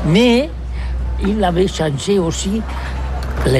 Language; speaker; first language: French; non-native, learner; Catalan